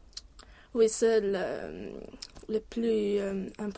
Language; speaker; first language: French; non-native, learner; Swedish